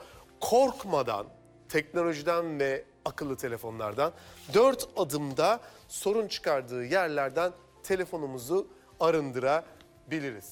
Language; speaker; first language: Turkish; native; Turkish